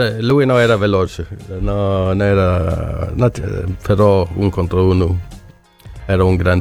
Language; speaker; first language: Italian; non-native, learner; Swedish